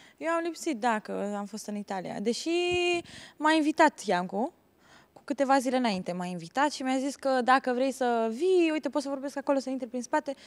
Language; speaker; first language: Romanian; native; Romanian